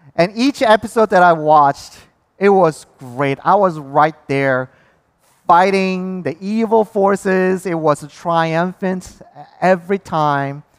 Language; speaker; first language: English; early bilingual, other home language; Korean